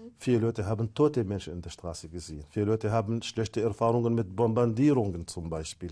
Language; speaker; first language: German; non-native, fluent; Arabic